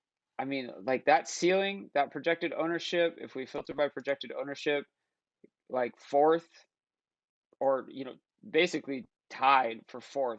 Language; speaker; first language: English; native; English